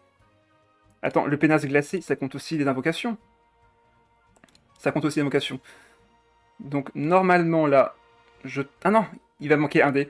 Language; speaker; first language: French; native; French